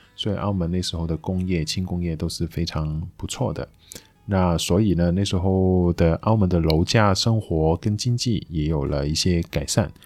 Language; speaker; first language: Chinese; non-native, local second language; Cantonese